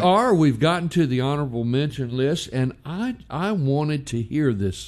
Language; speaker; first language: English; native; English